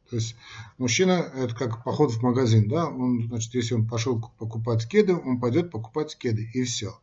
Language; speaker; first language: Russian; non-native, local second language; Armenian